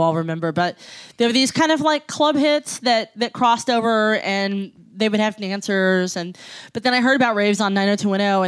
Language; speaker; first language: English; native; English